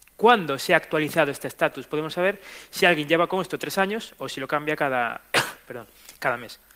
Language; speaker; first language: Spanish; native; Spanish